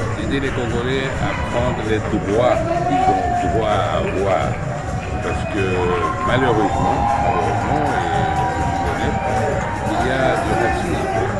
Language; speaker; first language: French; non-native, fluent; Greek